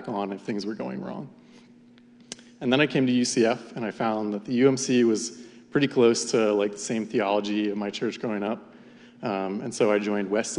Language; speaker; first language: English; native; English